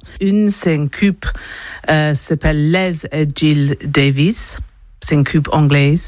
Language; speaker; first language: French; non-native, learner; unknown